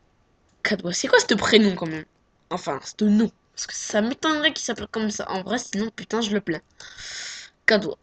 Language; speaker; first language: French; native; French